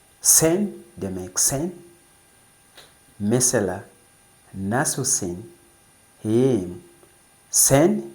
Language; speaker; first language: Turkish; non-native, fluent; English